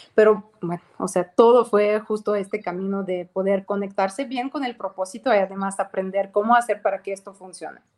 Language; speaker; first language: Spanish; non-native, fluent; Ukrainian